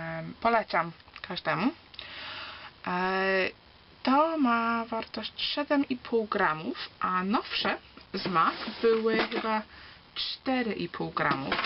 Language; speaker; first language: Polish; early bilingual, heritage; Polish